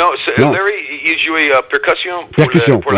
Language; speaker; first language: French; non-native, learner; English